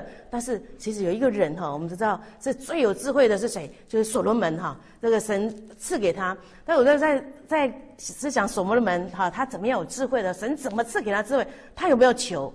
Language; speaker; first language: Chinese; native; Chinese